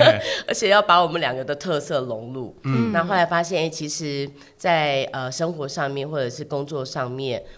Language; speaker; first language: Chinese; native; Chinese